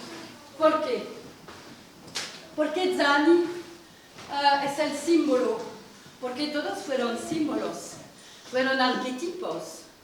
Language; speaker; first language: Spanish; non-native, learner; French